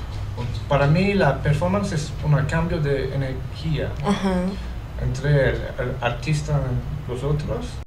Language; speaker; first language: Spanish; non-native, learner; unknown